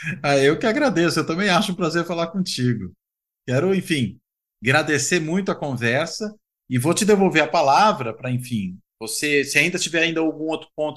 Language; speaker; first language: Portuguese; native; Portuguese